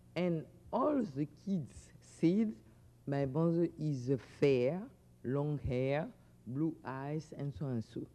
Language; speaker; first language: English; non-native, fluent; French